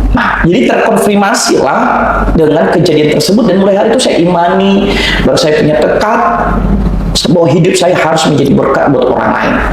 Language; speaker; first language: Indonesian; non-native, local second language; Nias